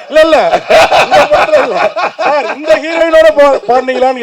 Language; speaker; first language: Tamil; native; Tamil